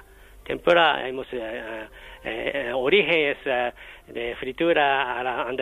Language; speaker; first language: Spanish; non-native, learner; Japanese